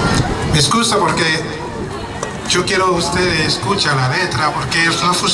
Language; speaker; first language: Spanish; non-native, learner; French